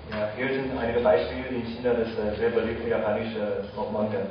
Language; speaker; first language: German; non-native, fluent; Chinese